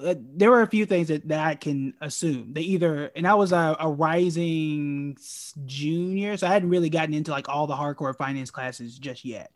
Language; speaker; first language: English; native; English